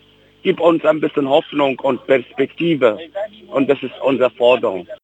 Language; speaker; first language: German; non-native, fluent; Arabic